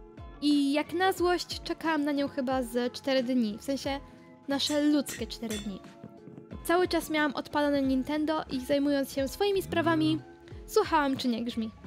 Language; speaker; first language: Polish; native; Polish